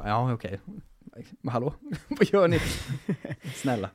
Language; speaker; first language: Swedish; native; Swedish